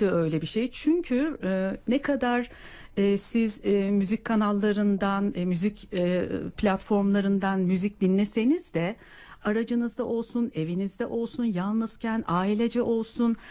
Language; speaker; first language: Turkish; native; Turkish